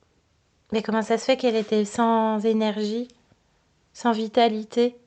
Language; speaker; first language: French; native; French